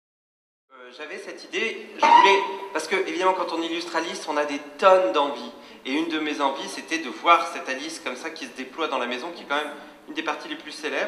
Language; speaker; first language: French; native; French